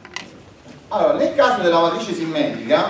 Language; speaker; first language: Italian; native; Italian